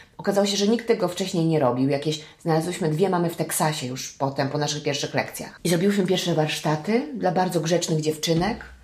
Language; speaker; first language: Polish; early bilingual, heritage; Polish